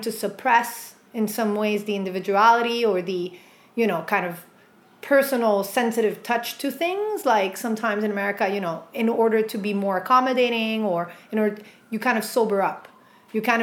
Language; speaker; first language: English; native; English